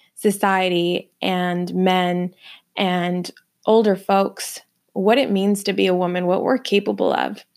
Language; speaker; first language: English; early bilingual, other home language; Spanish